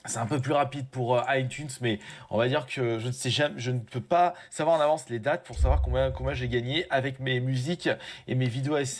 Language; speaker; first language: French; native; French